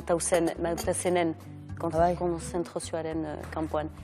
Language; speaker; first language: Basque; non-native, local second language; French